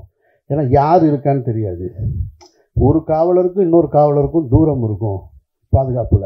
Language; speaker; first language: Tamil; native; Tamil